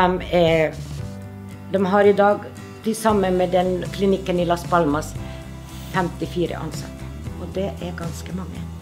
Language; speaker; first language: Norwegian; non-native, fluent; Finnish